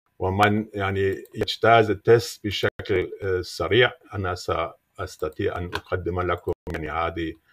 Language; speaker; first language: Arabic; non-native, fluent; German